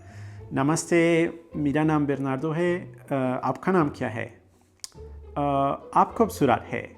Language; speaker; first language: Hindi; non-native, learner; Portuguese